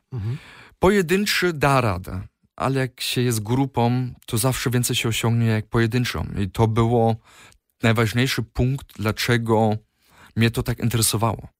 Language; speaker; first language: Polish; early bilingual, heritage; Polish